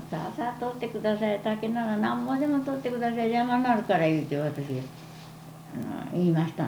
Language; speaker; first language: Japanese; native; Japanese